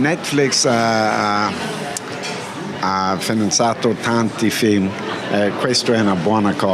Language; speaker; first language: Italian; non-native, learner; English